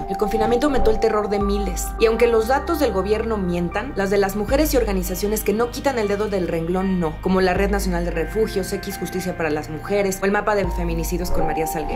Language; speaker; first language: Spanish; native; Spanish